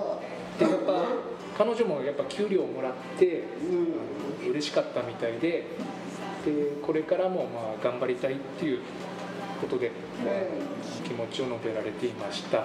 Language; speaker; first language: Japanese; native; Japanese